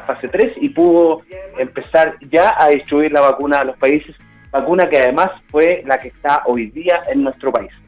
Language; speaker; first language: Spanish; native; Spanish